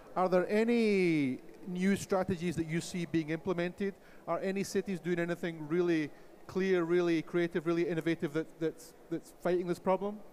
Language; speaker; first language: English; native; English